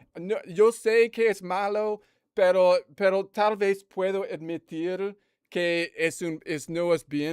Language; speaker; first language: Spanish; non-native, learner; English